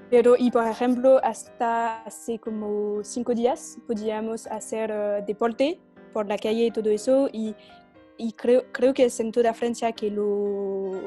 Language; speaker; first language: Spanish; non-native, fluent; French